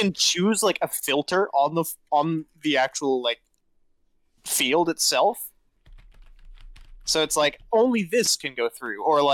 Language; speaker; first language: English; native; English